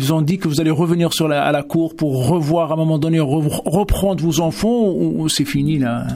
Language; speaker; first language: French; native; French